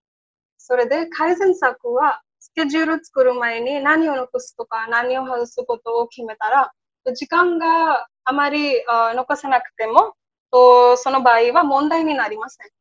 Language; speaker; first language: Japanese; non-native, learner; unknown